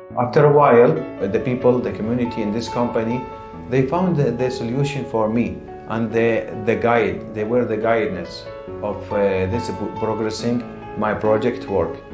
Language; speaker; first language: English; non-native, fluent; Arabic